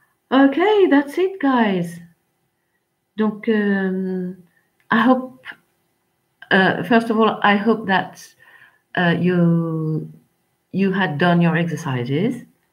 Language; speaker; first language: English; non-native, fluent; French